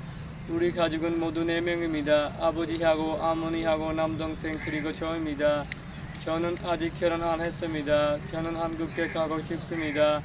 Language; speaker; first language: Korean; non-native, learner; Punjabi